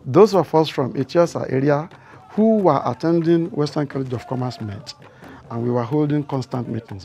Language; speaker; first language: English; non-native, local second language; Yoruba